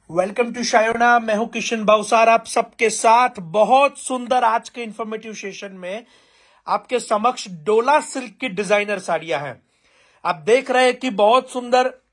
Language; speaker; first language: Hindi; non-native, local second language; Gujarati